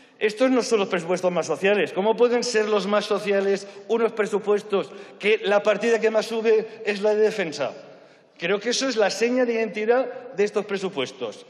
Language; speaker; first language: Spanish; non-native, local second language; Catalan